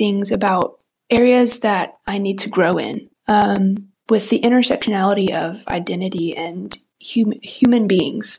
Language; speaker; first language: English; native; English